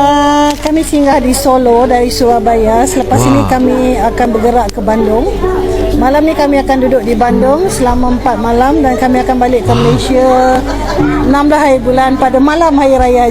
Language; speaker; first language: Malay; native; Malay